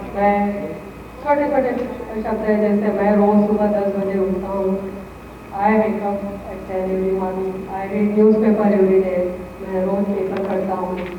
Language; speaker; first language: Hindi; native; Hindi